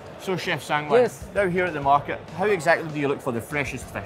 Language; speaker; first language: English; native; English